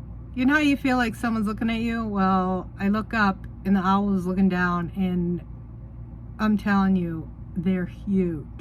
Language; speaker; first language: English; native; English